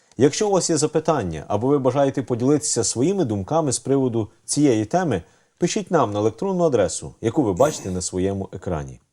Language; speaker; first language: Ukrainian; native; Ukrainian